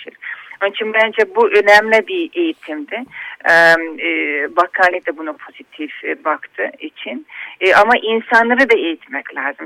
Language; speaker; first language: Turkish; non-native, fluent; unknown